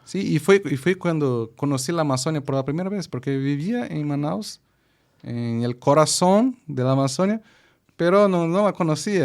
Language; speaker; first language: Spanish; non-native, fluent; Portuguese